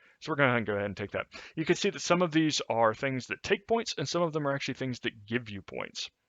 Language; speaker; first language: English; native; English